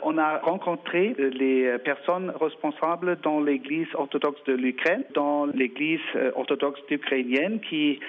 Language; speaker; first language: French; non-native, learner; German